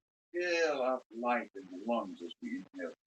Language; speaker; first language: English; native; English